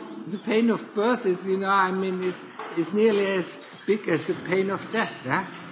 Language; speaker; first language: English; non-native, fluent; German